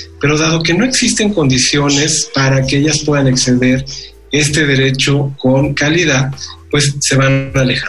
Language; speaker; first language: Spanish; native; Spanish